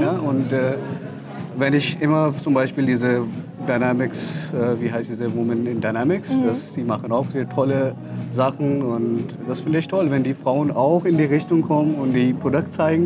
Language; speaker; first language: German; non-native, learner; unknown